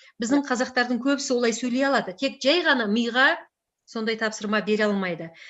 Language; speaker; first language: Kazakh; native; Kazakh